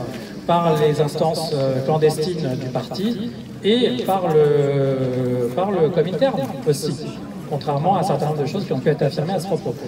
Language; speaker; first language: French; native; French